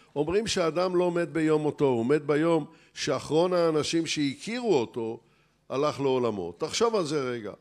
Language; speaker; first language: Hebrew; native; Hebrew